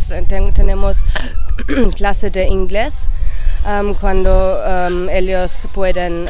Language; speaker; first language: Spanish; non-native, learner; German